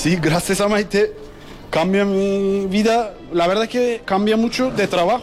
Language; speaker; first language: Spanish; non-native, learner; Turkish